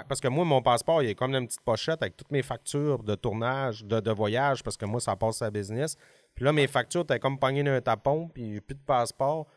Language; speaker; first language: French; native; French